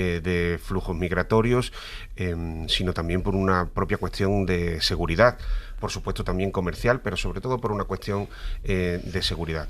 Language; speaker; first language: Spanish; native; Spanish